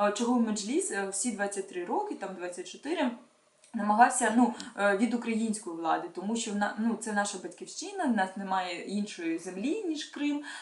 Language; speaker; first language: Ukrainian; non-native, local second language; Russian